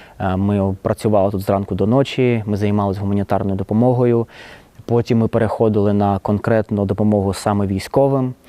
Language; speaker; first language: Ukrainian; non-native, local second language; Russian